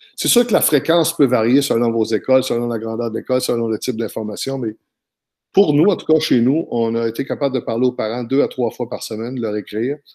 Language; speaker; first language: French; native; French